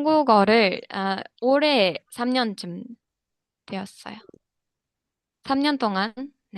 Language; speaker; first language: Korean; non-native, fluent; Uzbek